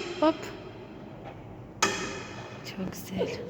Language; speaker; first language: Turkish; non-native, learner; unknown